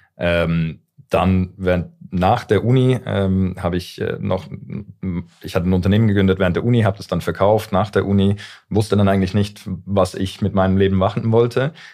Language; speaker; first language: German; early bilingual, heritage; English